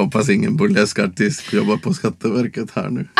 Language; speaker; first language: Swedish; non-native, fluent; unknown